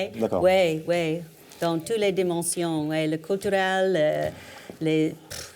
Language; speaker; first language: French; non-native, learner; English